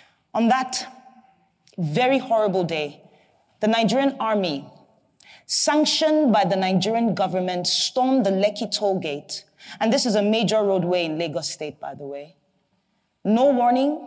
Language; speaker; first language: English; non-native, local second language; Igbo